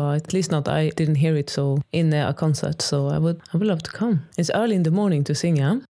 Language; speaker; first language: English; non-native, fluent; Swedish